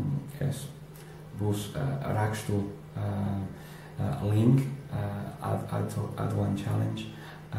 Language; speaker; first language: Latvian; non-native, learner; English